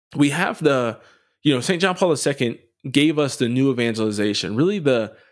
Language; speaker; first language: English; native; English